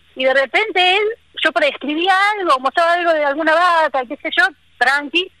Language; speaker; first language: Spanish; native; Spanish